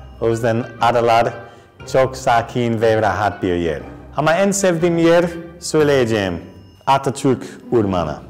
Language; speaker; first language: Turkish; non-native, learner; English